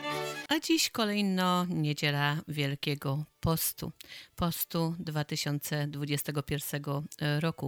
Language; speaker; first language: Polish; native; Polish